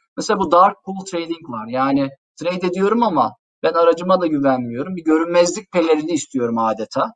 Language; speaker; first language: Turkish; native; Turkish